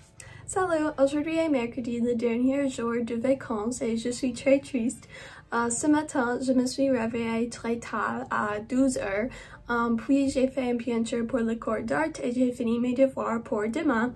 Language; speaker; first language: French; non-native, learner; English